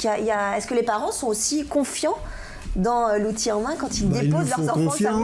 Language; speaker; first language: French; native; French